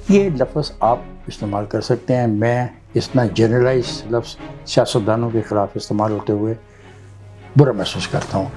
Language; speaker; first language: Urdu; non-native, local second language; Punjabi